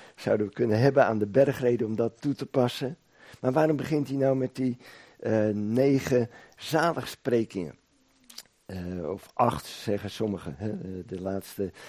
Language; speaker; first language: Dutch; native; Dutch